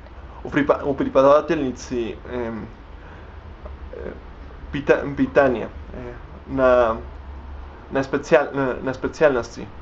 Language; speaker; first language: Russian; non-native, learner; Spanish